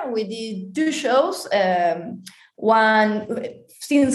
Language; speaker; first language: English; non-native, fluent; Spanish